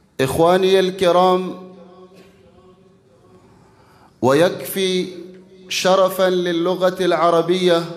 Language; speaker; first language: Arabic; non-native, fluent; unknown